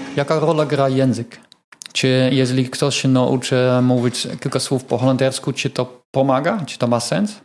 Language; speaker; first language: Polish; non-native, learner; Dutch